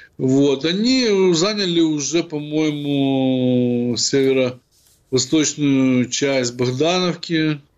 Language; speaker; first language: Russian; non-native, local second language; Ukrainian